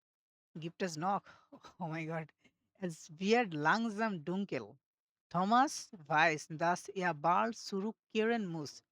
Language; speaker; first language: German; non-native, learner; Bangla